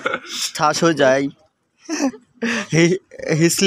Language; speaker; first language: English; non-native, learner; Bangla